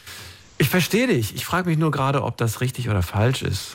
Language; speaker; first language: German; native; German